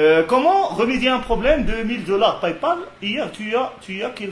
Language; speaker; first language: French; non-native, local second language; Arabic